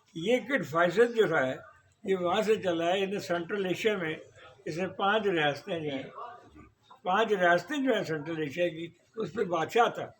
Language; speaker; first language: Urdu; non-native, local second language; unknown